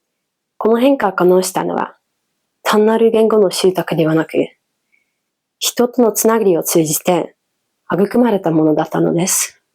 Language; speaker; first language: Japanese; non-native, fluent; Dutch